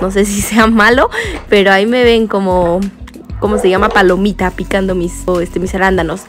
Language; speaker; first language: Spanish; native; Spanish